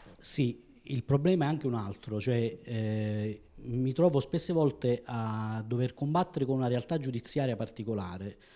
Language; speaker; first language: Italian; native; Italian